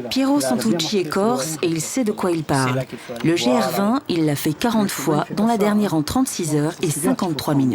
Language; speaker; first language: French; native; French